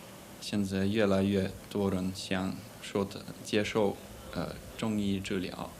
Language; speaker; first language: Chinese; non-native, fluent; Hungarian